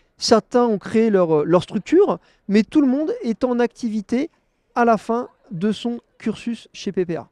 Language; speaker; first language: French; native; French